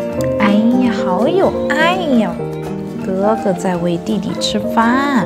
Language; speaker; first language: Chinese; native; Chinese